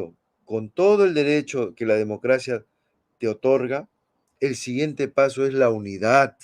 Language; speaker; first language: Spanish; native; Spanish